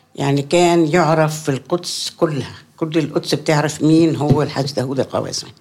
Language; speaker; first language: Arabic; native; Arabic